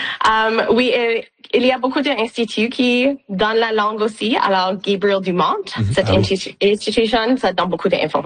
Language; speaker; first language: French; non-native, local second language; English